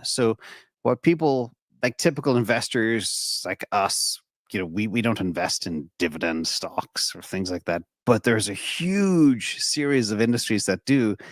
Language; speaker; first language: English; native; English